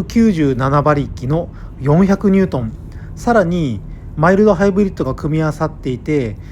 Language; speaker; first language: Japanese; native; Japanese